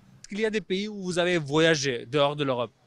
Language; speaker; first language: French; non-native, fluent; English